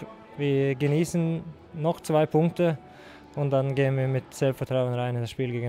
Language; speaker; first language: German; non-native, fluent; Norwegian